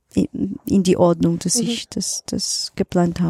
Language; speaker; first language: German; non-native, learner; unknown